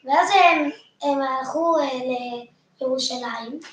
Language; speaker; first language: Hebrew; early bilingual, other home language; French